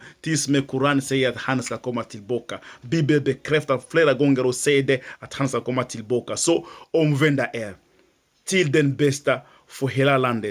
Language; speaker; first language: Swedish; non-native, fluent; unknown